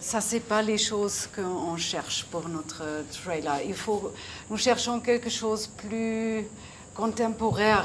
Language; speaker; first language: French; non-native, learner; German